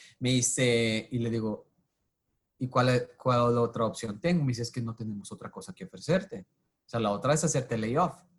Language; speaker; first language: Spanish; native; Spanish